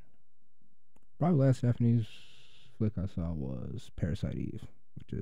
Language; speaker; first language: English; native; English